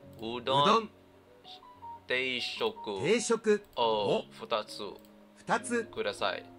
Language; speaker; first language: Japanese; non-native, learner; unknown